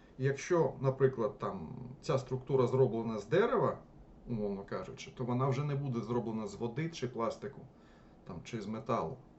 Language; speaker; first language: Ukrainian; non-native, local second language; Russian